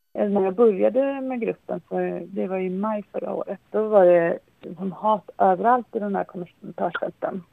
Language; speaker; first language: Swedish; native; Swedish